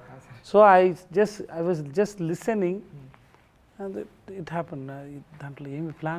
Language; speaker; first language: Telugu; non-native, learner; Tamil